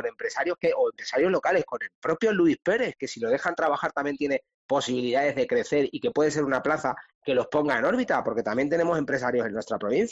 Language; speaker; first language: Spanish; native; Spanish